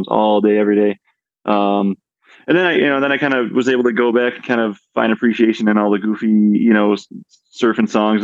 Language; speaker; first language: English; native; English